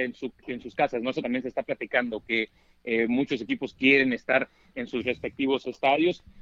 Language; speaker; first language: Spanish; early bilingual, heritage; Spanish